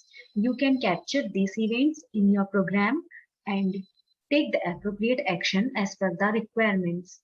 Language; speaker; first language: English; non-native, local second language; Hindi